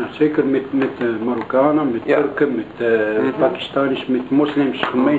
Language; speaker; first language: Dutch; non-native, learner; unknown